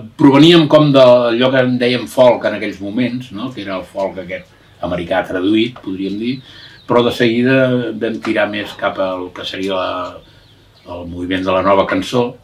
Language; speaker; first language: Catalan; native; Catalan